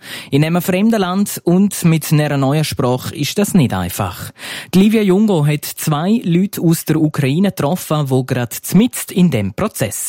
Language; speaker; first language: German; native; German